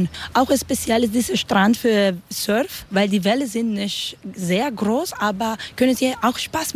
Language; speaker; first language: German; non-native, learner; Spanish